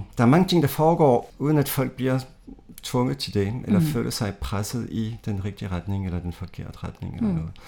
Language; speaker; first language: Danish; non-native, fluent; French